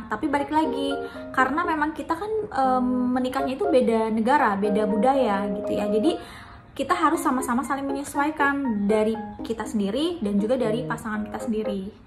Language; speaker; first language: Indonesian; native; Indonesian